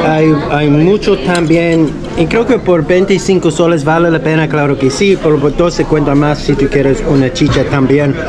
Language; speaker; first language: Spanish; non-native, learner; English